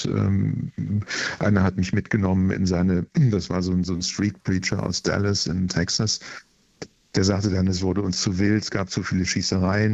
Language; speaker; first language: German; native; German